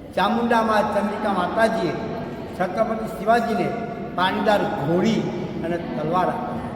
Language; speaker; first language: Gujarati; native; Gujarati